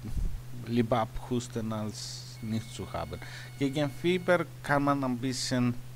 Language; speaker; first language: German; non-native, learner; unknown